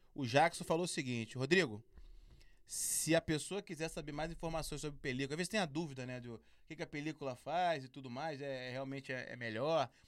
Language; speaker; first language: Portuguese; native; Portuguese